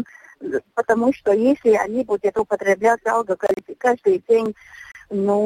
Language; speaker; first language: Russian; non-native, local second language; Latvian